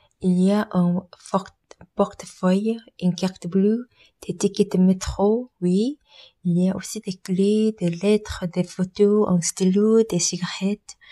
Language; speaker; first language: French; non-native, learner; Korean